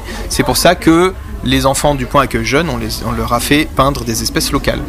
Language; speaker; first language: French; native; French